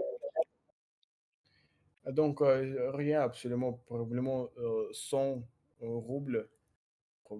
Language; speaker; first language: French; non-native, learner; Russian